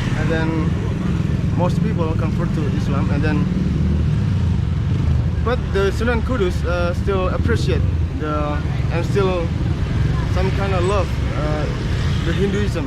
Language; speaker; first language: English; non-native, fluent; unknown